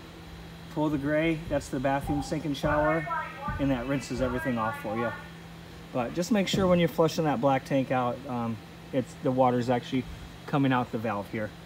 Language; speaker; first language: English; native; English